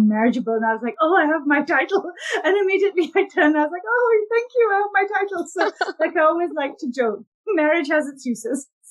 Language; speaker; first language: English; non-native, local second language; Urdu